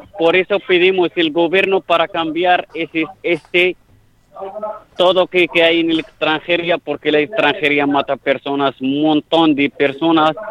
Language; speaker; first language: Spanish; non-native, fluent; Arabic